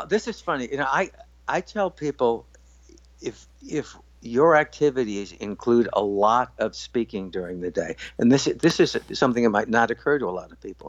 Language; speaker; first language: English; native; English